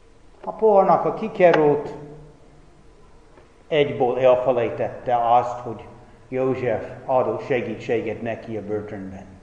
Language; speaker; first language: Hungarian; non-native, fluent; English